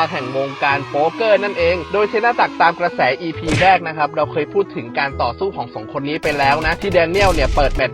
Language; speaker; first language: Thai; native; Thai